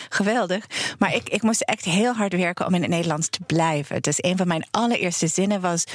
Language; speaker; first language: Dutch; non-native, fluent; English